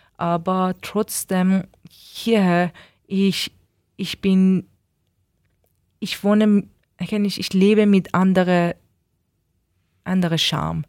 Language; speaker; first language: German; non-native, learner; Persian